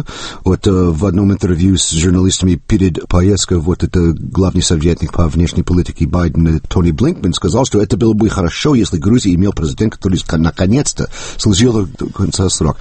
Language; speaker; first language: Russian; non-native, fluent; English